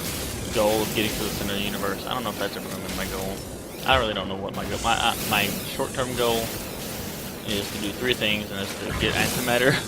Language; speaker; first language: English; native; English